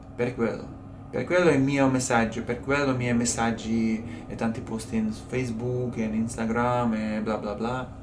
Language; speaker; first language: Italian; non-native, learner; Russian